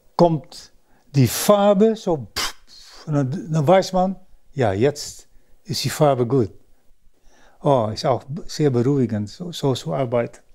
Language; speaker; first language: German; early bilingual, other home language; Dutch